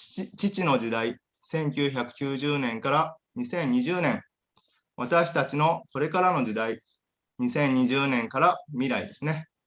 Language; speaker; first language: Japanese; native; Japanese